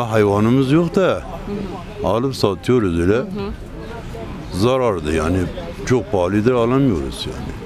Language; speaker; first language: Turkish; non-native, local second language; Kurdish